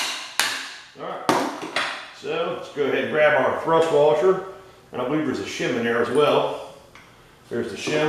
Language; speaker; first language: English; native; English